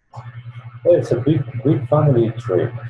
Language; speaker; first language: English; non-native, learner; Polish